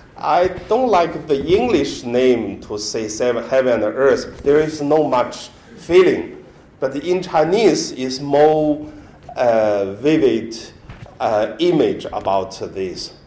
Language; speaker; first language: English; non-native, learner; Chinese